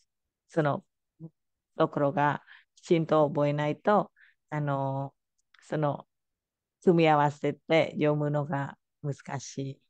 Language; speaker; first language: Japanese; non-native, fluent; Khmer